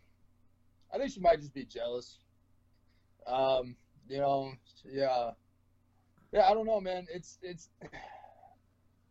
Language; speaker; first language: English; native; English